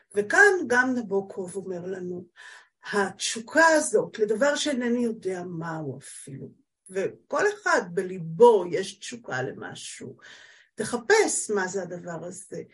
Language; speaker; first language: Hebrew; native; Hebrew